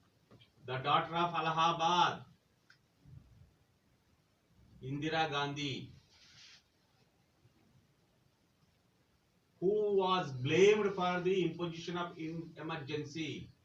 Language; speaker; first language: English; non-native, local second language; Telugu